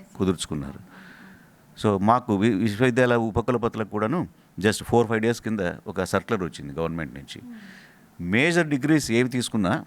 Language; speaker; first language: Telugu; native; Telugu